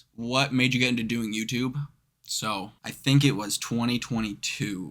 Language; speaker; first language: English; native; English